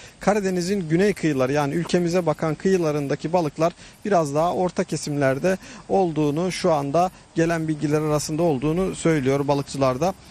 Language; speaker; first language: Turkish; native; Turkish